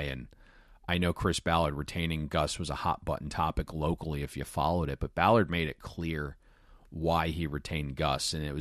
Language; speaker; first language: English; native; English